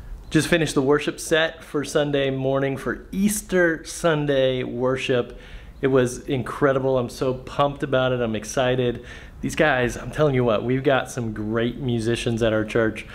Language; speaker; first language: English; native; English